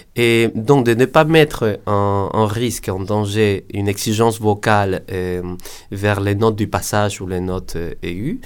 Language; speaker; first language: French; non-native, fluent; Spanish